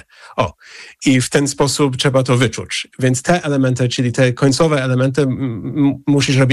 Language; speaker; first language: Polish; non-native, fluent; English